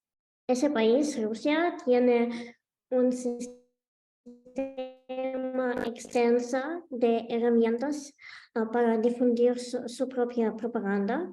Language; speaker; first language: Spanish; non-native, fluent; Ukrainian